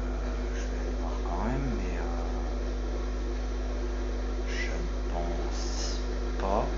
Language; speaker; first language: French; native; French